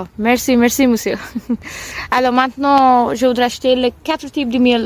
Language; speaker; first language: French; non-native, learner; Telugu